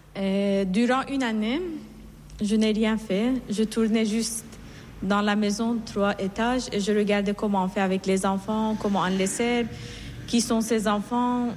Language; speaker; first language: French; non-native, fluent; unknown